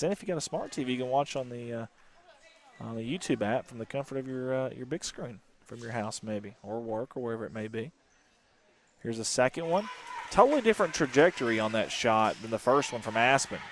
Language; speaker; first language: English; native; English